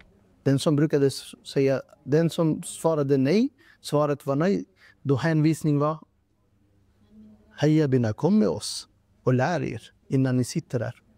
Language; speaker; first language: Swedish; non-native, fluent; Urdu